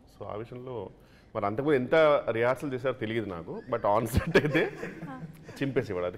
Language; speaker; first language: Telugu; native; Telugu